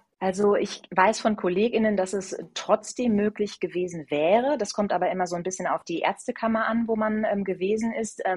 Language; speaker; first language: German; native; German